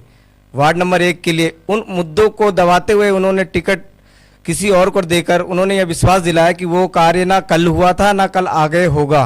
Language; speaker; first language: Hindi; native; Hindi